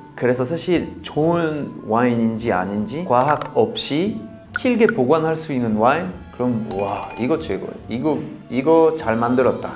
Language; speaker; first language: Korean; non-native, fluent; French